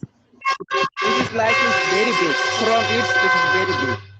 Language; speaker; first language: English; non-native, learner; Bangla